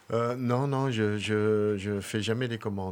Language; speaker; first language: French; non-native, local second language; Dutch